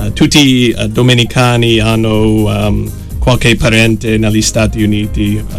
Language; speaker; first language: Italian; non-native, fluent; English